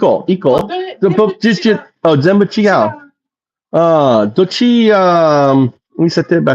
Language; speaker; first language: Japanese; non-native, learner; English